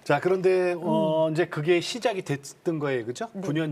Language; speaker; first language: Korean; native; Korean